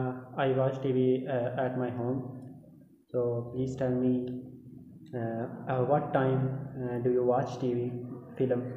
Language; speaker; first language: English; non-native, learner; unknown